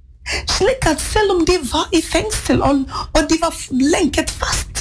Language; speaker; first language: Norwegian; non-native, fluent; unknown